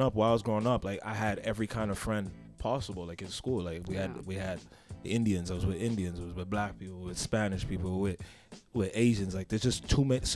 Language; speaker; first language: English; native; English